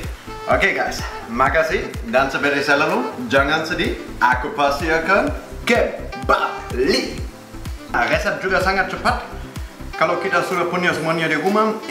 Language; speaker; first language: Indonesian; non-native, fluent; German